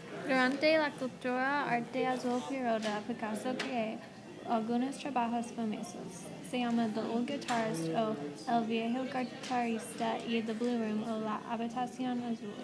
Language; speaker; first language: Spanish; non-native, learner; English